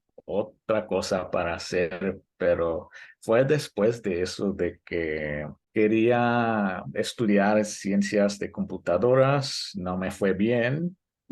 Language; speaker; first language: Spanish; early bilingual, heritage; Spanish